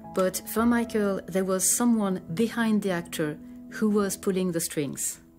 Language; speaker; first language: English; non-native, fluent; French